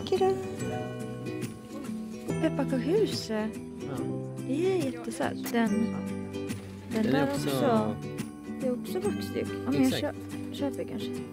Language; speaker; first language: Swedish; non-native, learner; Japanese